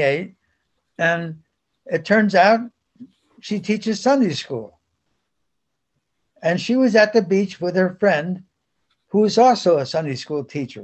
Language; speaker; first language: English; early bilingual, other home language; Spanish